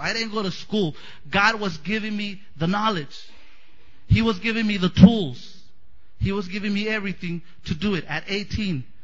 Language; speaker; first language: English; non-native, fluent; Spanish